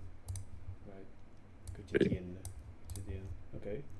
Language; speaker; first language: French; non-native, learner; Russian